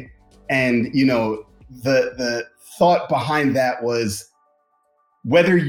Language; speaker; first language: English; native; English